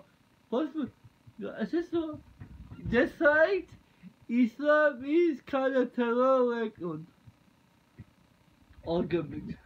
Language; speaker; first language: German; non-native, learner; Turkish